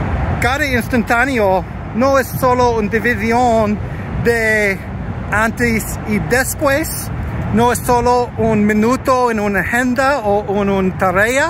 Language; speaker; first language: Spanish; non-native, learner; English